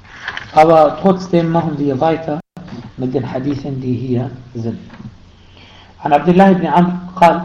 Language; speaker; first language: German; non-native, fluent; Arabic